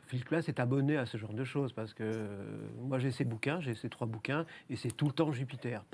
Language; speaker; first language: French; native; French